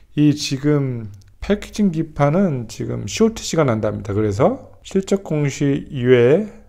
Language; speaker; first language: Korean; native; Korean